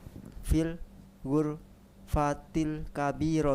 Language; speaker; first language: Arabic; non-native, learner; Indonesian